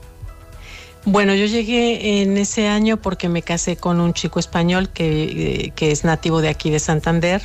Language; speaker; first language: Spanish; native; Spanish